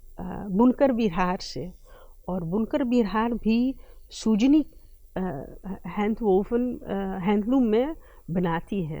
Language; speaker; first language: Hindi; early bilingual, heritage; Dutch